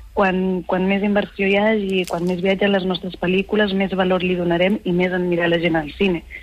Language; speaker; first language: Catalan; native; Catalan